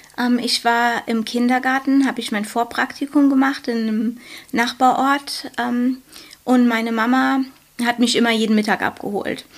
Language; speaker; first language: German; native; German